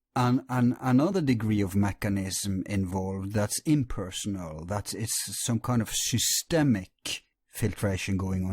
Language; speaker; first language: English; non-native, fluent; Norwegian